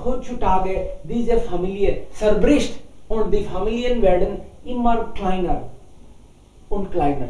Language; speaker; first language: German; non-native, learner; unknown